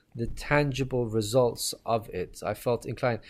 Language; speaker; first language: English; native; English